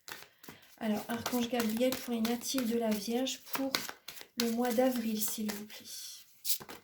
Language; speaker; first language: French; native; French